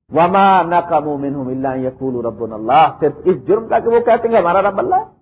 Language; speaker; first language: Urdu; native; Urdu